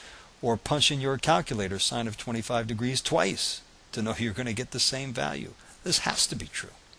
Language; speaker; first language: English; native; English